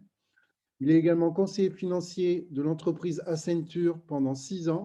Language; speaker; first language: French; native; French